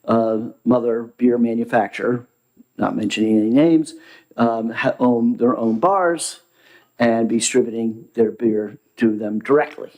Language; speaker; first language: English; native; English